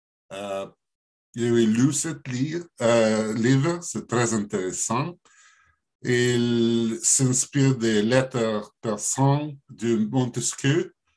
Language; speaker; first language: French; non-native, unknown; Russian